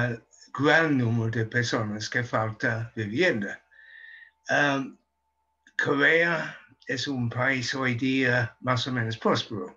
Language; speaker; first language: Spanish; non-native, fluent; English